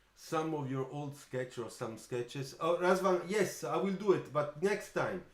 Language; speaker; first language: English; non-native, fluent; Italian